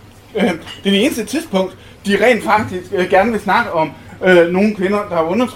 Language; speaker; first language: Danish; native; Danish